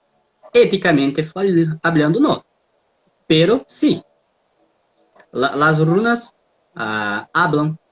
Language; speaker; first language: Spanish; non-native, learner; Portuguese